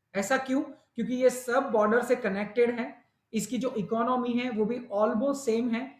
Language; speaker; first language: Hindi; non-native, local second language; Gujarati